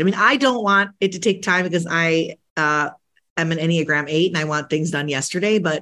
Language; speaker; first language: English; early bilingual, other home language; Spanish